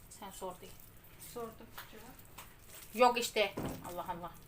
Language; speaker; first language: Turkish; native; Turkish